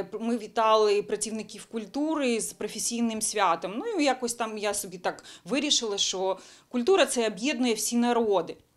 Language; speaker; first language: Ukrainian; non-native, local second language; Bulgarian